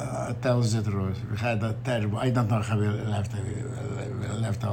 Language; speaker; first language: English; non-native, learner; Romanian